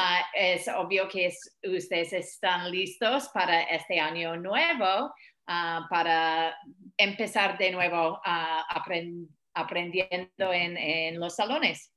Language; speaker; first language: Spanish; non-native, fluent; English